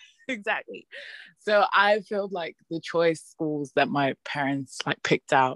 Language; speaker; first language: English; non-native, local second language; Yoruba